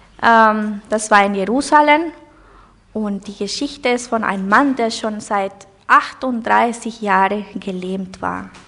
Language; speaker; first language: German; early bilingual, heritage; German